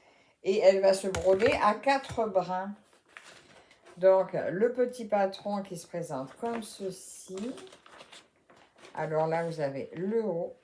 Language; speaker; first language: French; native; French